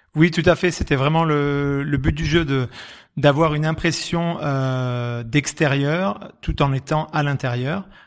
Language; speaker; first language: French; native; French